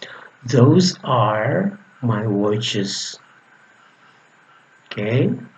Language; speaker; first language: English; non-native, fluent; Indonesian